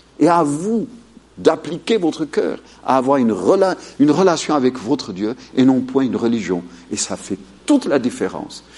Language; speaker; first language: French; non-native, fluent; Amharic